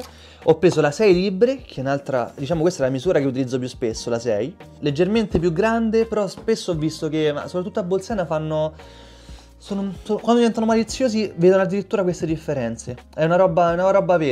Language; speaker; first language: Italian; native; Italian